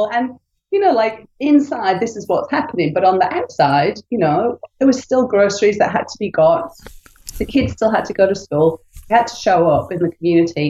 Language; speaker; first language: English; native; English